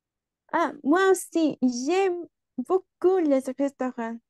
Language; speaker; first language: French; non-native, learner; Spanish